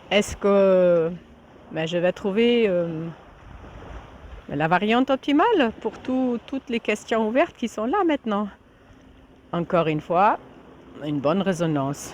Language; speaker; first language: French; non-native, fluent; German